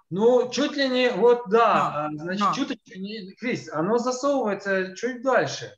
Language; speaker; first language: Russian; native; Russian